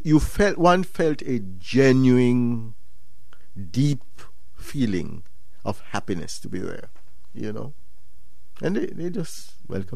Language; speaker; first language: English; non-native, local second language; Jamaican Creole English